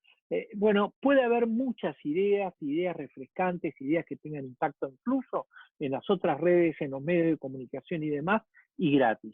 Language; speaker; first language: Spanish; native; Spanish